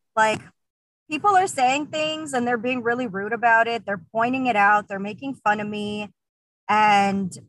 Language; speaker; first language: English; early bilingual, other home language; Russian